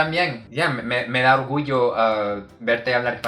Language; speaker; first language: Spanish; early bilingual, heritage; English